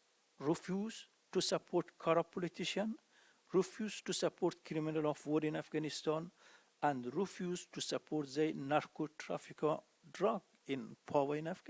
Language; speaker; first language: English; non-native, fluent; Persian